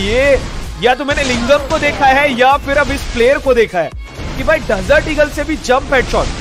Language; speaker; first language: Hindi; native; Hindi